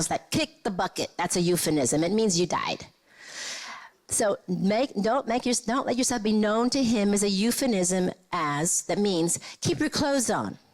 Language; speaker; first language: English; native; English